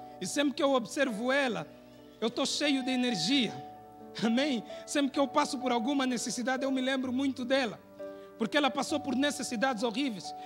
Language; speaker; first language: Portuguese; native; Portuguese